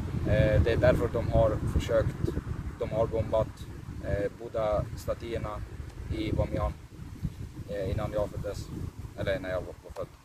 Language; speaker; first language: Swedish; early bilingual, other home language; Persian